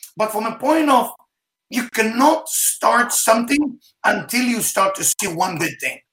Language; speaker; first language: English; non-native, fluent; Hebrew